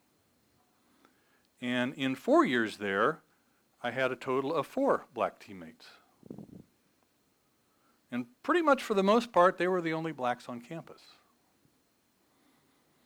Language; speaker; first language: English; native; English